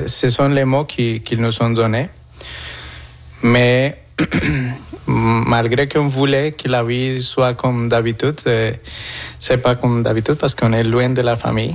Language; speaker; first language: French; non-native, fluent; Spanish